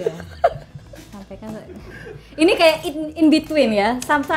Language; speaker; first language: Indonesian; native; Indonesian